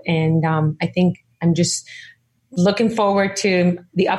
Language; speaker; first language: English; early bilingual, other home language; Arabic